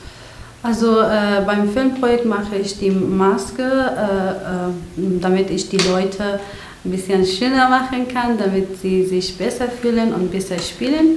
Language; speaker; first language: German; non-native, fluent; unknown